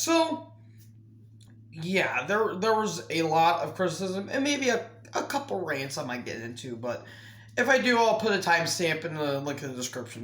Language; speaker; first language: English; native; English